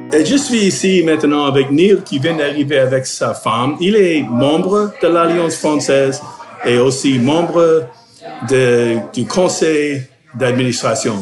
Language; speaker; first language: French; non-native, fluent; English